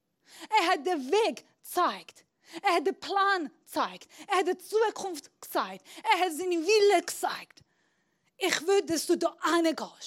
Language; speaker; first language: German; non-native, fluent; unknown